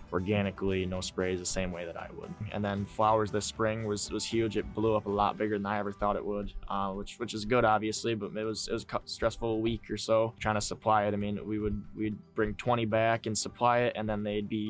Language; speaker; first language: English; native; English